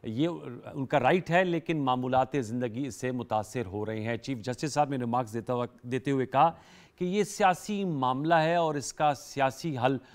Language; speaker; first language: Hindi; native; Hindi